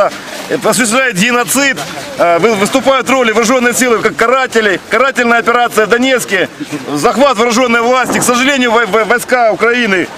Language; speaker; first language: Russian; native; Russian